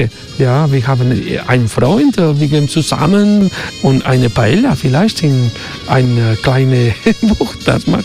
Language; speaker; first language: German; non-native, learner; Spanish